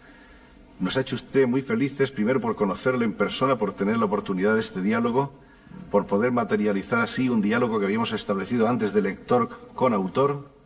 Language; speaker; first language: Spanish; native; Spanish